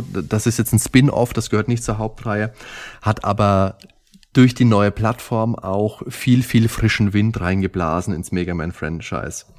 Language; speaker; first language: German; native; German